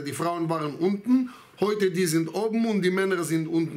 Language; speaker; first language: German; non-native, fluent; Hebrew